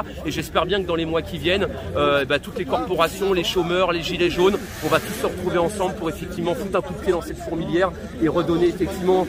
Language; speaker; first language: French; native; French